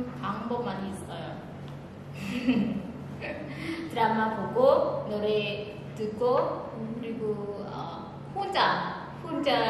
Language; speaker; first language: Korean; non-native, learner; Khmer